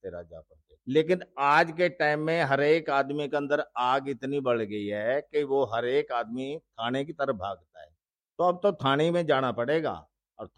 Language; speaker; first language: Hindi; native; Hindi